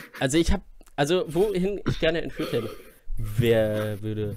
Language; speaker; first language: German; native; German